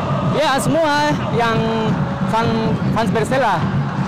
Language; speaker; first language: Indonesian; non-native, learner; Japanese